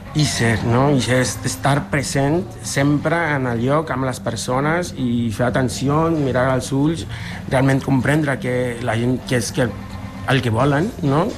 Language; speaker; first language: Catalan; non-native, fluent; Spanish